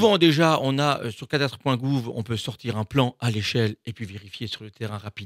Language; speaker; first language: French; native; French